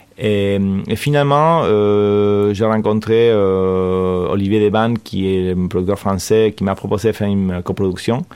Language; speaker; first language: French; non-native, fluent; Spanish